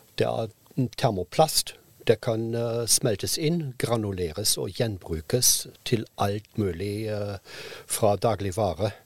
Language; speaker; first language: Norwegian; non-native, fluent; German